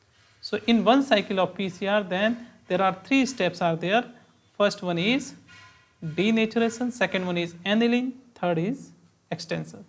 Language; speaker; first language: English; non-native, local second language; Hindi